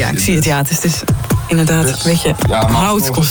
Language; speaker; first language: Dutch; native; Dutch